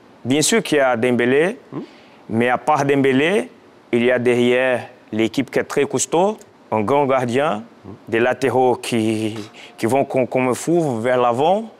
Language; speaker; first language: French; non-native, fluent; Portuguese